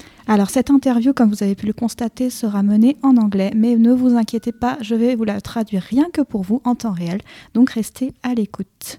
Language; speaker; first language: French; native; French